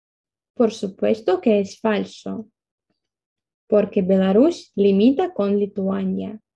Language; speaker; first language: Spanish; non-native, fluent; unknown